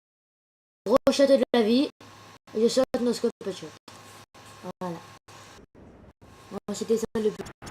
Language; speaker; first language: French; native; French